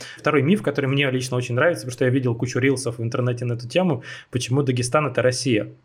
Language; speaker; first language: Russian; native; Russian